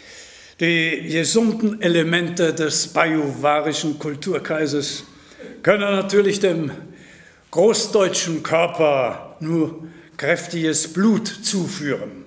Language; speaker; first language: German; native; German